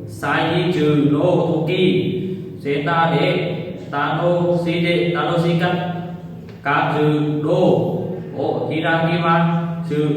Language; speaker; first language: Japanese; non-native, learner; Vietnamese